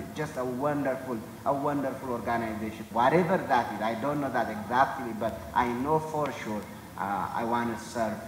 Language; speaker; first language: English; non-native, fluent; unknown